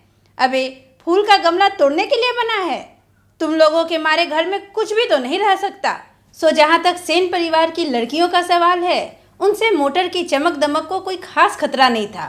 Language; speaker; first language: Hindi; native; Hindi